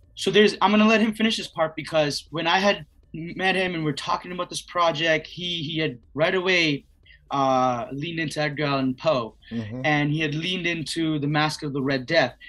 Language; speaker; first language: English; native; English